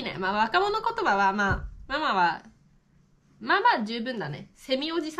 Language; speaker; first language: Japanese; native; Japanese